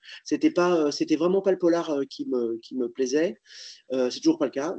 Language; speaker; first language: French; native; French